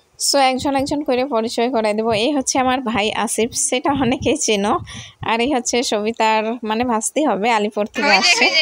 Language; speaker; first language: Bangla; non-native, local second language; Sadri